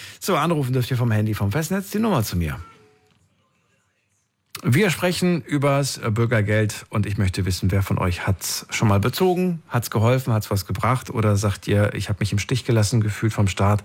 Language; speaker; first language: German; native; German